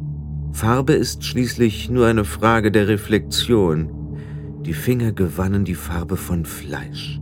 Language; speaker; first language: German; native; German